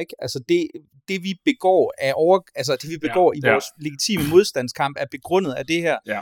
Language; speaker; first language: Danish; native; Danish